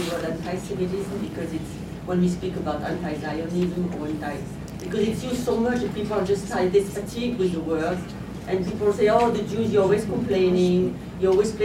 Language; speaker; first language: English; non-native, fluent; French